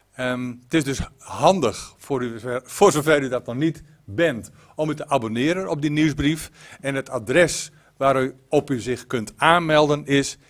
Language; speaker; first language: Dutch; native; Dutch